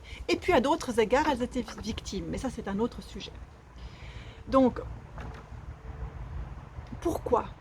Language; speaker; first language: French; native; French